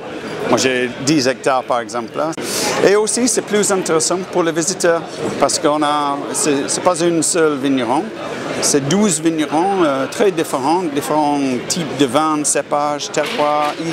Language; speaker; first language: French; non-native, fluent; English